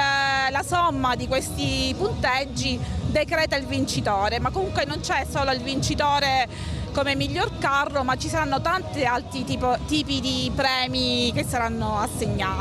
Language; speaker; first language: Italian; native; Italian